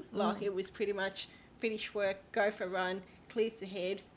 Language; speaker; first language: English; native; English